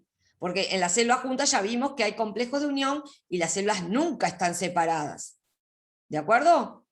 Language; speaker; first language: Spanish; native; Spanish